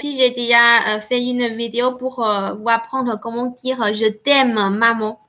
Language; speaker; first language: French; non-native, fluent; Chinese